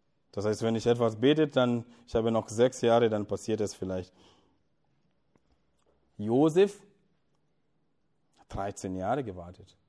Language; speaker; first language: German; non-native, fluent; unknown